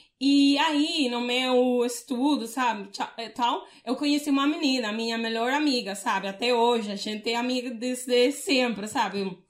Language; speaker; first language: Portuguese; non-native, fluent; Spanish